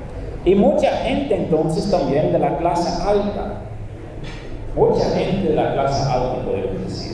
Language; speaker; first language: Spanish; non-native, fluent; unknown